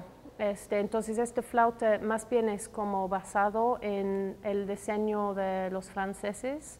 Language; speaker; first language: Spanish; non-native, fluent; English